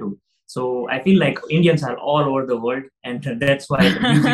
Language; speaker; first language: English; non-native, local second language; Gujarati